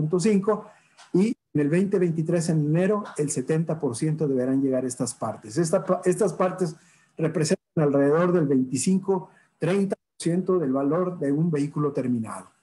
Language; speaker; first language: Spanish; native; Spanish